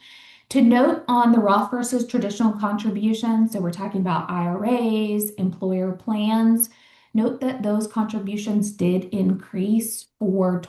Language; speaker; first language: English; native; English